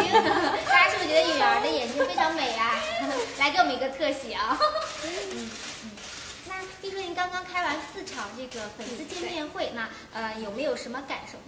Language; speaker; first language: Chinese; native; Chinese